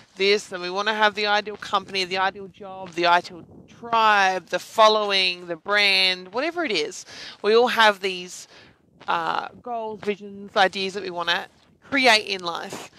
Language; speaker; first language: English; native; English